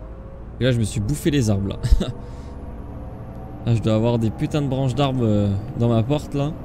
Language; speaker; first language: French; native; French